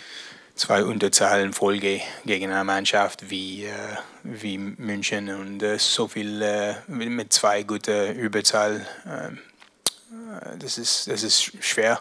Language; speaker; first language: German; non-native, learner; English